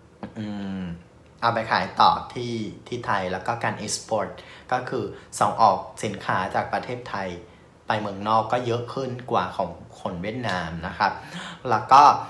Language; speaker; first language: Thai; non-native, fluent; Vietnamese